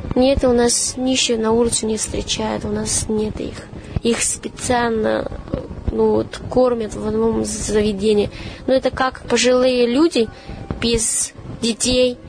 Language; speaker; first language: Russian; non-native, learner; Chinese